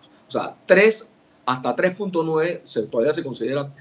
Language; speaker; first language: Spanish; native; Spanish